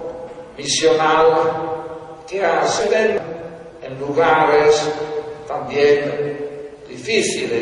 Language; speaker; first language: Spanish; non-native, fluent; Italian